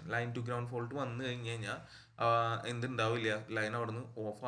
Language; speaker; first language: Malayalam; native; Malayalam